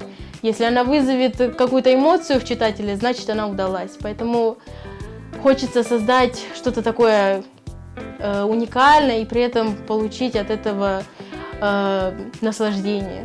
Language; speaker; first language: Russian; native; Russian